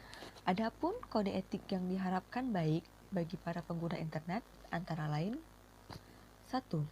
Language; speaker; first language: Indonesian; native; Indonesian